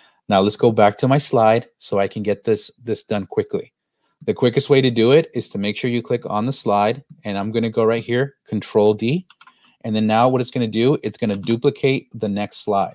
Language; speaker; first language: English; early bilingual, other home language; Spanish